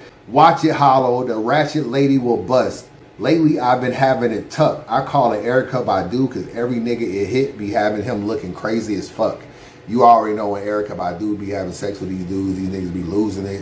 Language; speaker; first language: English; native; English